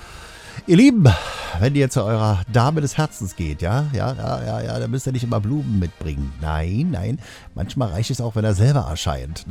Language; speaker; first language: German; native; German